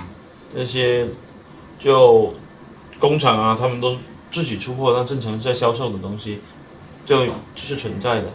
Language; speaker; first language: Chinese; native; Chinese